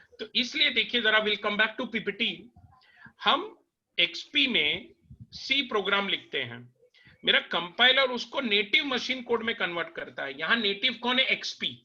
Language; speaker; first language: Hindi; native; Hindi